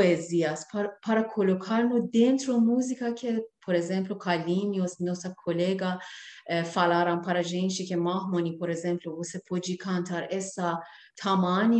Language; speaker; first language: Portuguese; non-native, learner; Persian